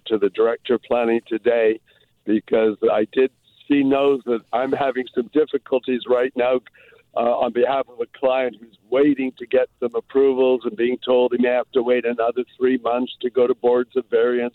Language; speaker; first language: English; native; English